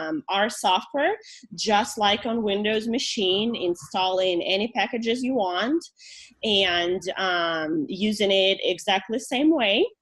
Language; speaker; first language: English; non-native, fluent; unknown